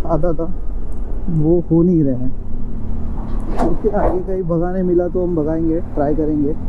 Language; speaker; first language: Hindi; non-native, local second language; Marathi